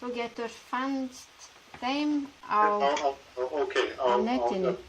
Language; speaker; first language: Icelandic; non-native, learner; French